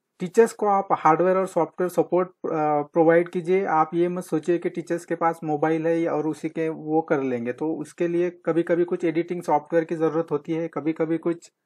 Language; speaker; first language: Hindi; non-native, local second language; Marathi